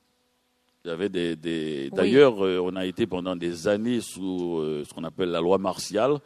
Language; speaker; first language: French; native; French